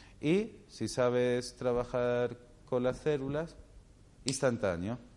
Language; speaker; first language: Spanish; native; Spanish